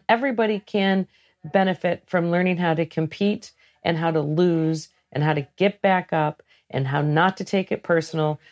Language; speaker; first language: English; native; English